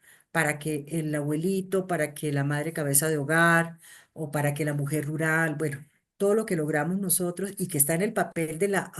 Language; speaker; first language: Spanish; native; Spanish